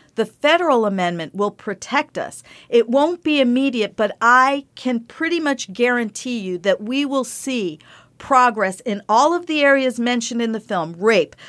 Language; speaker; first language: English; early bilingual, other home language; Spanish